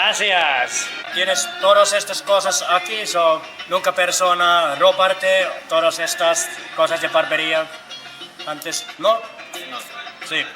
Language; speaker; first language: Spanish; non-native, learner; Finnish